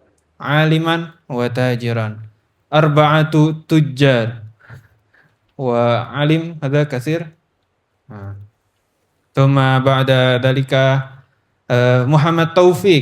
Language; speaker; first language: Arabic; non-native, learner; Indonesian